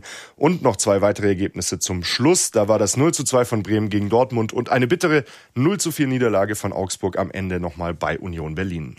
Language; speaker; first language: German; native; German